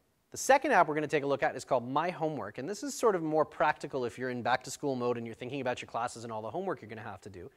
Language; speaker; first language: English; native; English